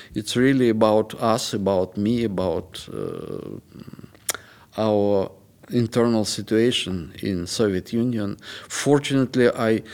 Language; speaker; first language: English; non-native, fluent; Russian